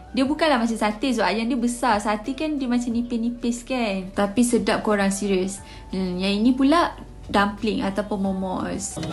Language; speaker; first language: Malay; native; Malay